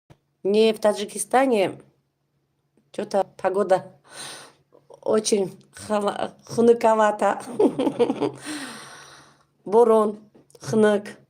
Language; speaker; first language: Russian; non-native, local second language; Tajik